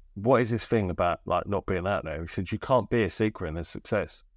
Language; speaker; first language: English; native; English